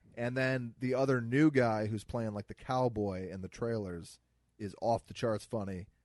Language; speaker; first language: English; native; English